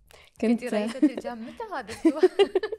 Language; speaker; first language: Arabic; native; Arabic